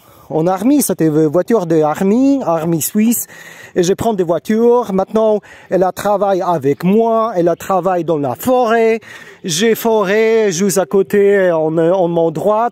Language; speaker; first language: French; non-native, learner; Polish